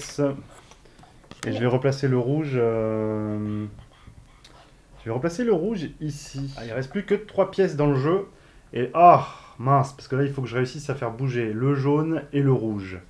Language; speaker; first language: French; native; French